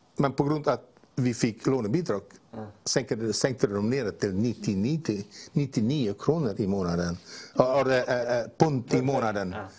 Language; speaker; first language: Swedish; non-native, fluent; Dutch